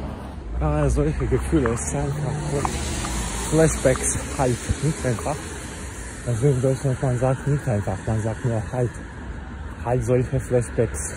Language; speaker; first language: German; non-native, learner; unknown